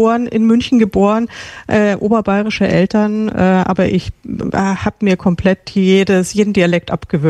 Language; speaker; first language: German; native; German